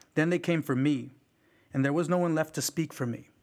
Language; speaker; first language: English; early bilingual, other home language; Spanish